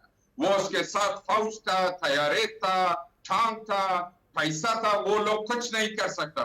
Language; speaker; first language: Hindi; non-native, learner; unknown